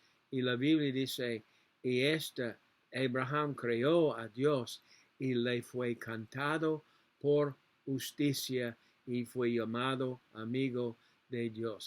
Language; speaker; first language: Spanish; non-native, learner; English